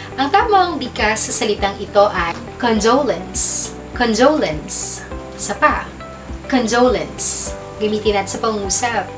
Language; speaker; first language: Filipino; native; Filipino